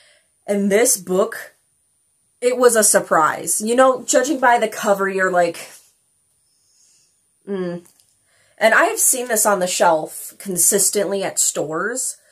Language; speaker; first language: English; native; English